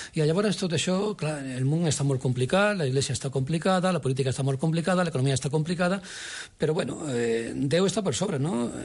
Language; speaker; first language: Catalan; non-native, local second language; Spanish